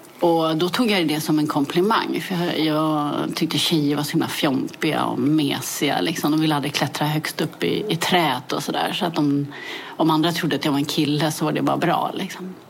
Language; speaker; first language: Swedish; early bilingual, other home language; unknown